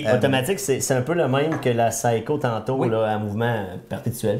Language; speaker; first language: French; native; French